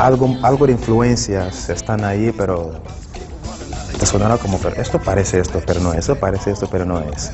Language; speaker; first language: Spanish; non-native, fluent; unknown